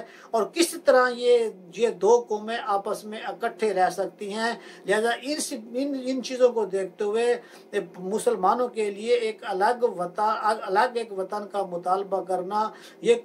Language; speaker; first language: Urdu; native; Urdu